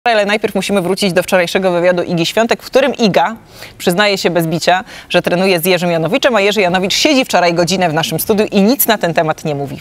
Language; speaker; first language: Polish; native; Polish